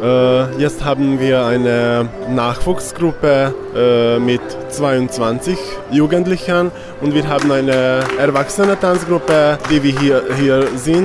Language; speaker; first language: German; non-native, local second language; Hungarian